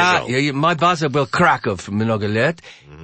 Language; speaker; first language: Russian; non-native, learner; English